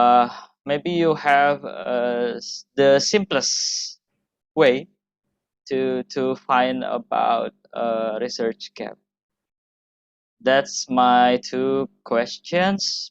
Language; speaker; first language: English; non-native, fluent; Indonesian